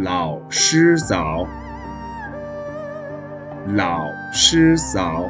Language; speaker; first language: Chinese; non-native, fluent; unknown